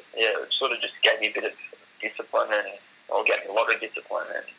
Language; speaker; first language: English; native; English